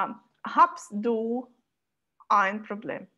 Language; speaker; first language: German; non-native, learner; Russian